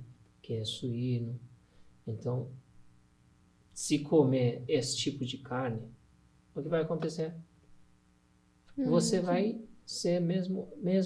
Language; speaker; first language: Portuguese; non-native, learner; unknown